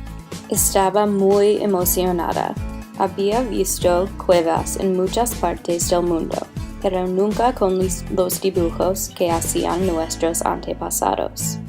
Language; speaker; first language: Spanish; non-native, learner; English